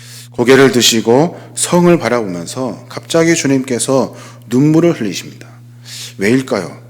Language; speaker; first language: Korean; native; Korean